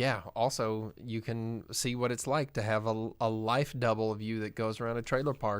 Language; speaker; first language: English; native; English